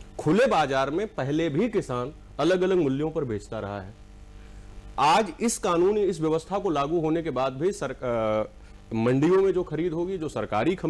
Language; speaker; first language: Hindi; native; Hindi